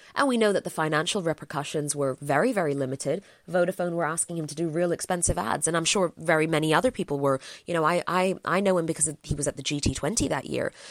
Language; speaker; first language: English; native; English